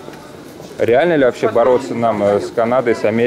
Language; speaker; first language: Russian; native; Russian